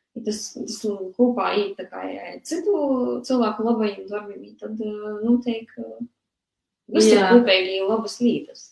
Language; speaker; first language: Latvian; native; Latvian